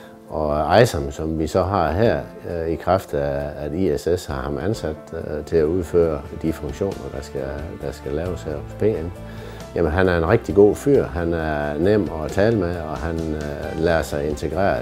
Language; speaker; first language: Danish; native; Danish